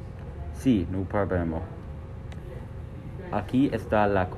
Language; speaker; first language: Spanish; non-native, learner; English